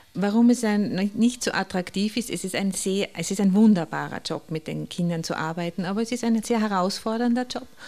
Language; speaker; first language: German; native; German